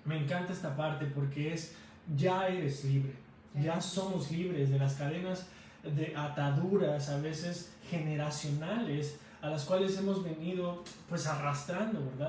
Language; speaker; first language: Spanish; native; Spanish